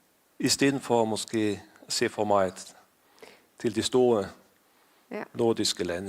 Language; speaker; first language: Danish; non-native, fluent; Faroese